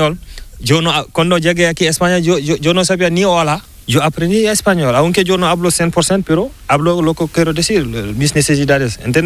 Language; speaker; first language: Spanish; non-native, learner; Fula